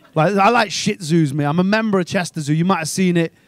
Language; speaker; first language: English; native; English